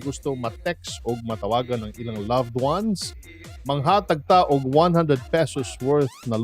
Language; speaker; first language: Cebuano; native; Cebuano